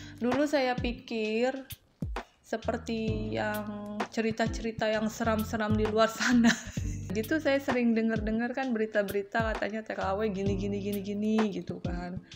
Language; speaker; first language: Indonesian; native; Indonesian